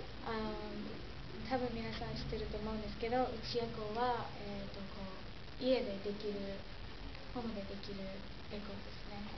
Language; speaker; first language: Japanese; non-native, fluent; English